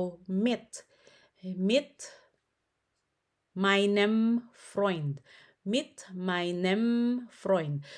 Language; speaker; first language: German; non-native, fluent; Filipino